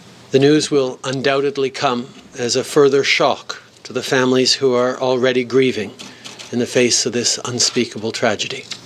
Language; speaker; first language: English; native; English